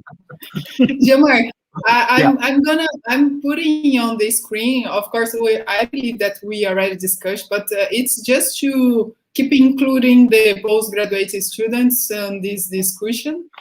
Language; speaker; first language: English; non-native, fluent; Portuguese